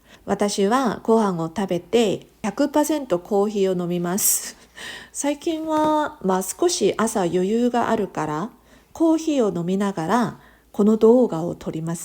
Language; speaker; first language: Japanese; non-native, fluent; Korean